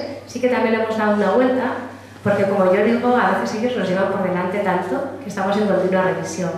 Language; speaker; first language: Spanish; native; Spanish